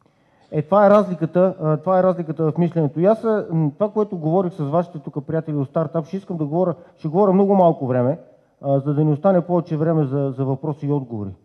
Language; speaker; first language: Bulgarian; native; Bulgarian